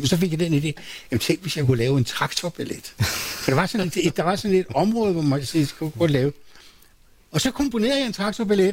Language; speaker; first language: Danish; native; Danish